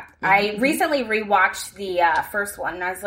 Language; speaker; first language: English; native; English